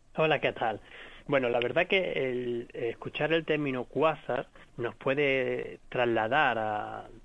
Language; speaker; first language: Spanish; native; Spanish